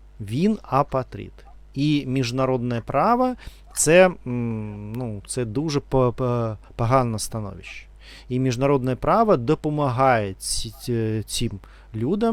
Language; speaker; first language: Ukrainian; non-native, learner; Russian